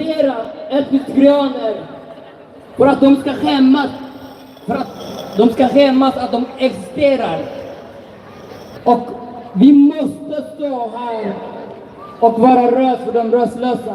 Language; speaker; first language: Swedish; early bilingual, other home language; Tigrinya